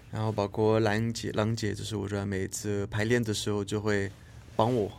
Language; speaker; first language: Chinese; non-native, fluent; French